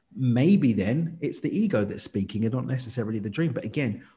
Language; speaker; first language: English; native; English